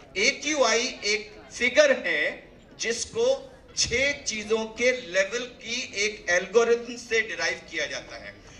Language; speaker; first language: Hindi; native; Hindi